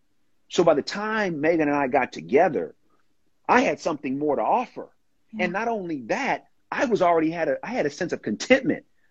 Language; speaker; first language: English; native; English